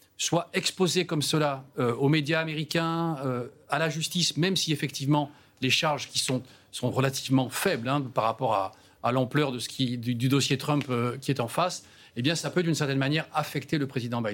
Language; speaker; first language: French; native; French